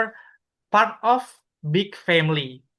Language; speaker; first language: English; non-native, learner; Indonesian